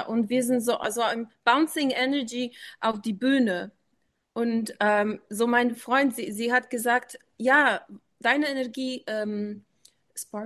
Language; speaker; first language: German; non-native, learner; English